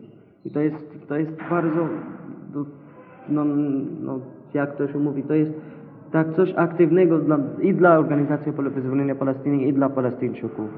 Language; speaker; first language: Polish; non-native, learner; Arabic